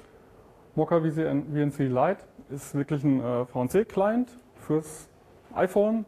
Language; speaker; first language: German; native; German